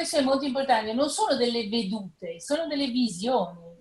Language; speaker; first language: Italian; native; Italian